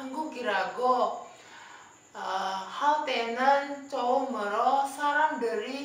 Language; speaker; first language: Korean; non-native, learner; Indonesian